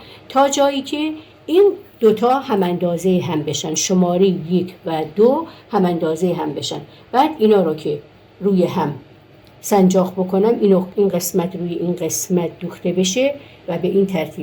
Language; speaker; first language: Persian; native; Persian